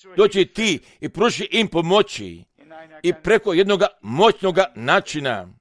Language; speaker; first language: Serbian; non-native, fluent; German